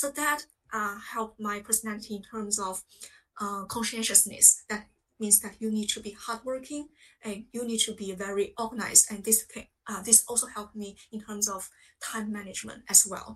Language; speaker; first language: English; non-native, fluent; Chinese